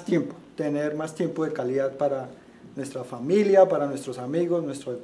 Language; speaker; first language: Spanish; native; Spanish